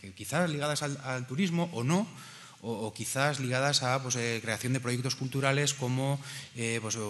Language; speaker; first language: Spanish; native; Spanish